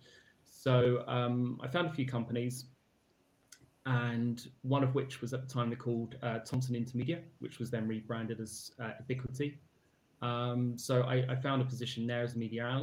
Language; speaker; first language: English; native; English